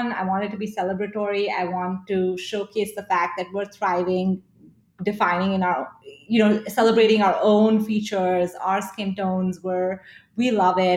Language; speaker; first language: English; non-native, local second language; Hindi